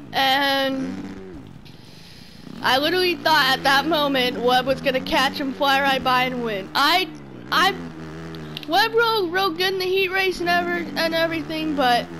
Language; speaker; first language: English; native; English